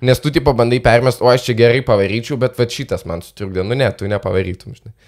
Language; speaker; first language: Lithuanian; non-native, local second language; Russian